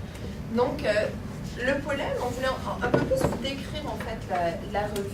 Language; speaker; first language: French; native; French